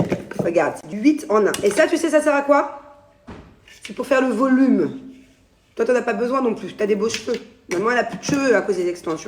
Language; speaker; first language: French; native; French